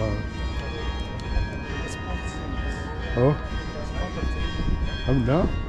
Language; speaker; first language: Portuguese; native; Portuguese